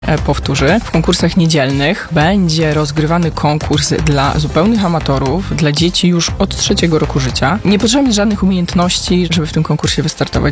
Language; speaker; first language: Polish; native; Polish